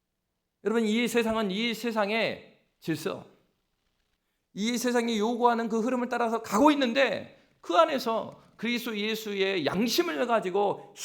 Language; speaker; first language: Korean; native; Korean